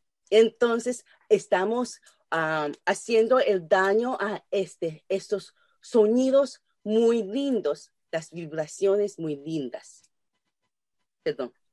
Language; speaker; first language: Spanish; non-native, learner; Japanese